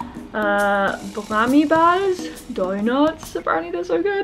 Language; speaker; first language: English; native; English